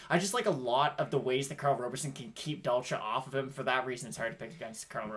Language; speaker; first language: English; native; English